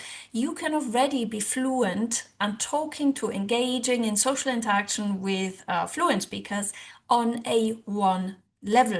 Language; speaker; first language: English; non-native, fluent; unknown